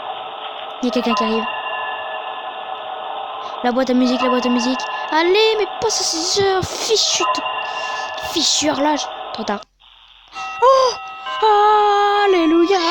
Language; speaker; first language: French; native; French